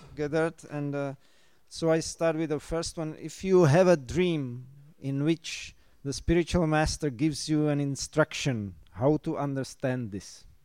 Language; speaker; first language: English; non-native, fluent; Czech